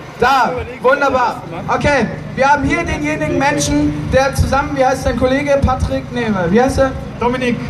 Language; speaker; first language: German; native; German